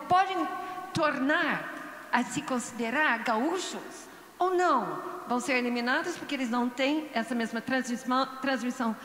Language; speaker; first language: Portuguese; non-native, fluent; English